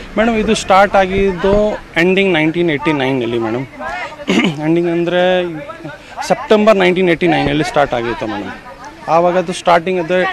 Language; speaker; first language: Kannada; non-native, fluent; Kashmiri